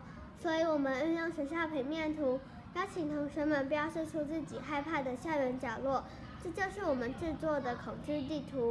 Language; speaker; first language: Chinese; native; Chinese